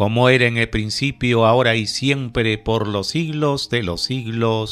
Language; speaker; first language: Spanish; native; Spanish